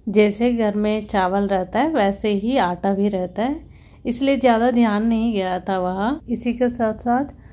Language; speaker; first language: Hindi; non-native, local second language; Telugu